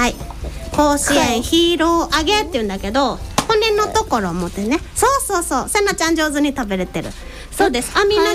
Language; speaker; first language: Japanese; native; Japanese